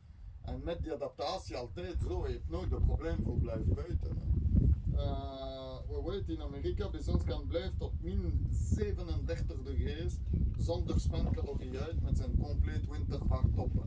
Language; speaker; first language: Dutch; non-native, learner; French